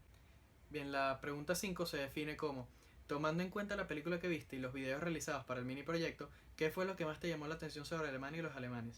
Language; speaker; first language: Spanish; native; Spanish